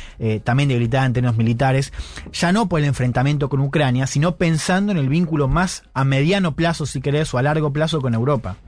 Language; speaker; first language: Spanish; native; Spanish